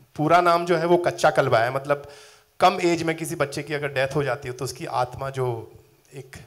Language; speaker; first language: Hindi; native; Hindi